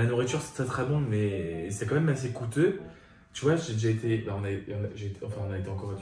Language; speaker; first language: French; native; French